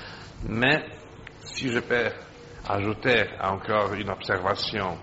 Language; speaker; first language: French; non-native, fluent; Polish